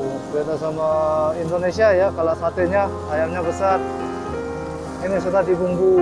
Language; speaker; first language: Indonesian; non-native, fluent; Korean